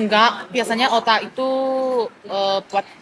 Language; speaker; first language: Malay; non-native, fluent; Chinese